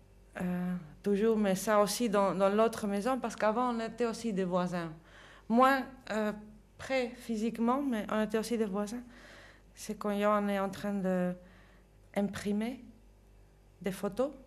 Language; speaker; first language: French; non-native, fluent; Dutch